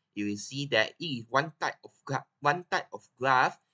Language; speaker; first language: English; non-native, local second language; Chinese